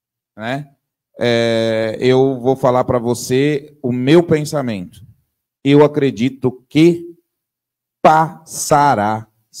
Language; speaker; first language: Portuguese; native; Portuguese